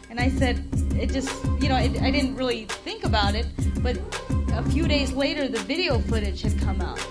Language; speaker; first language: English; early bilingual, other home language; Spanish